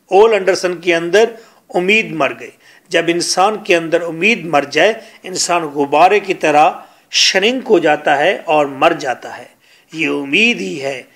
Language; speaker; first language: Urdu; non-native, local second language; Punjabi